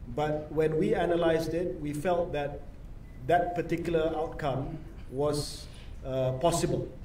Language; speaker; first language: English; non-native, local second language; Malay